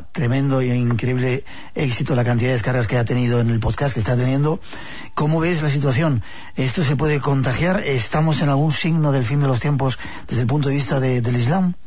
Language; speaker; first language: Spanish; native; Spanish